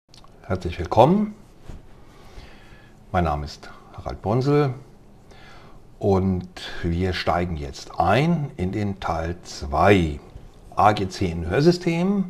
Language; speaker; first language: German; native; German